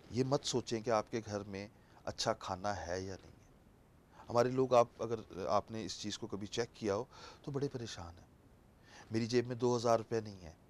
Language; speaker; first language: Urdu; non-native, local second language; Punjabi